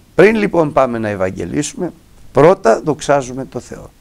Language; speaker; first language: Greek; native; Greek